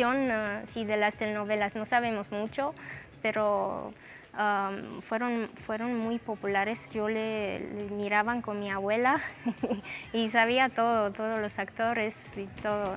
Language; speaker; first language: Spanish; non-native, fluent; Romanian